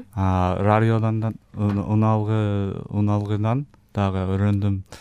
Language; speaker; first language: Kyrgyz; non-native, learner; English